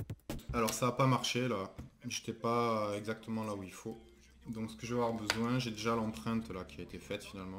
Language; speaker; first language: French; native; French